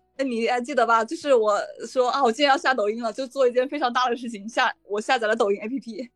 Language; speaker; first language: Chinese; native; Chinese